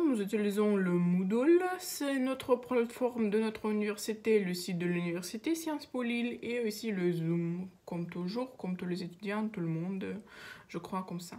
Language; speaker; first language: French; non-native, learner; Russian